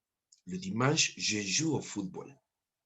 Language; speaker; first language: French; non-native, fluent; Spanish